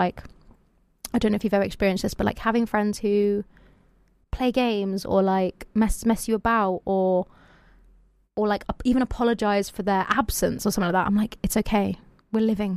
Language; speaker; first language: English; native; English